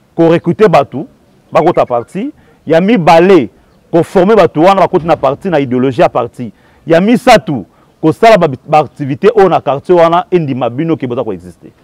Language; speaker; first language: French; non-native, local second language; Lingala